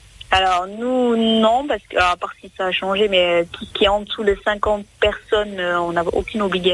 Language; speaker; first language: French; native; French